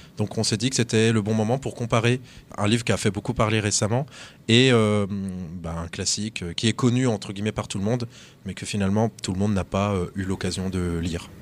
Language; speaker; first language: French; native; French